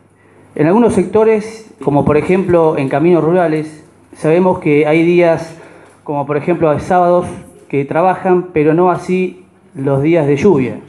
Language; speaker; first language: Spanish; native; Spanish